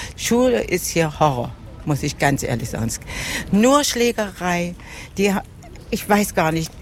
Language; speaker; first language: German; native; German